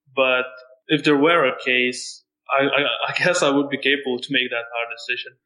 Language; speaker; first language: English; non-native, fluent; Lithuanian